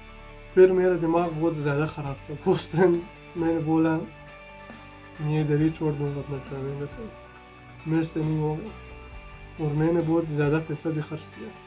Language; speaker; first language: Hindi; non-native, fluent; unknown